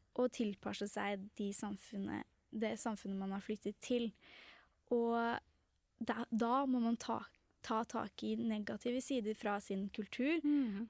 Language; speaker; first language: Norwegian; early bilingual, other home language; Tamil